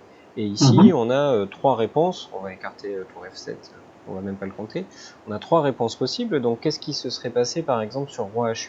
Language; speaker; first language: French; native; French